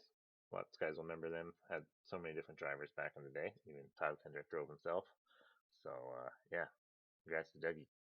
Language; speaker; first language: English; native; English